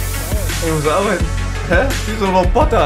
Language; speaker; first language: German; native; German